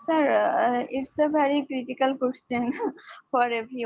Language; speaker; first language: English; non-native, learner; Bangla